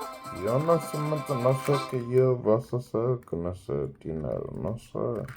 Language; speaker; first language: Spanish; non-native, learner; English